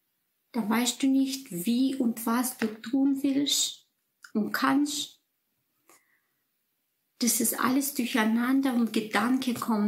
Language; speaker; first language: German; non-native, fluent; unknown